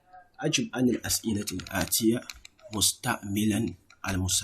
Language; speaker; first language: Arabic; non-native, fluent; English